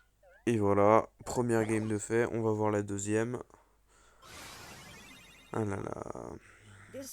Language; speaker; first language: French; native; French